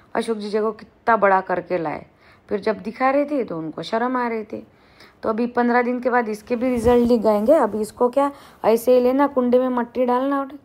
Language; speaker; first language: Hindi; non-native, local second language; Marathi